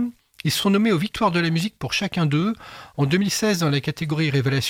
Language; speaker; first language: French; native; French